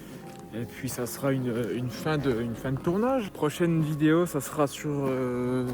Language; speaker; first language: French; native; French